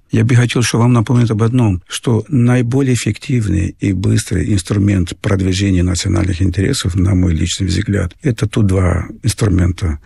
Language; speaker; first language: Russian; non-native, fluent; Portuguese